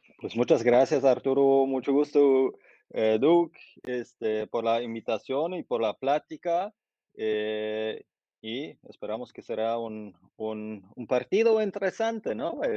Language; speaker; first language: Spanish; non-native, fluent; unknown